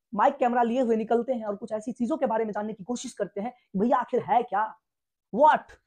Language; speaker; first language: Hindi; native; Hindi